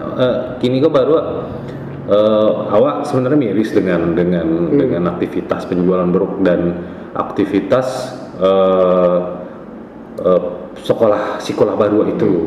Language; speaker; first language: Indonesian; non-native, local second language; Minangkabau